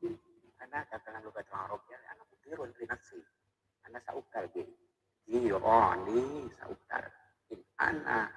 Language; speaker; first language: Arabic; non-native, learner; Indonesian